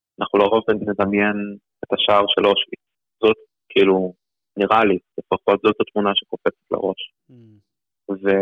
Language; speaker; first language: Hebrew; early bilingual, other home language; Russian